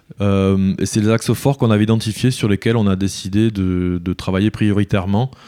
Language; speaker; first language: French; native; French